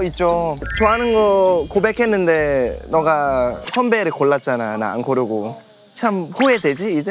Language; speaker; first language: Korean; non-native, fluent; Thai